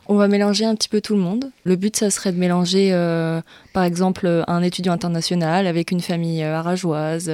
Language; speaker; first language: French; native; French